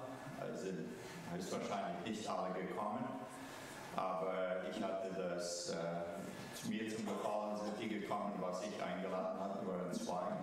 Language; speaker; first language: German; early bilingual, heritage; German